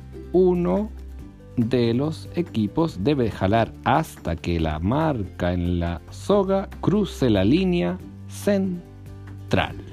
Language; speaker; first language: Spanish; native; Spanish